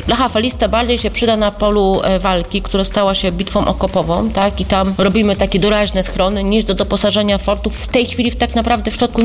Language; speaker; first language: Polish; native; Polish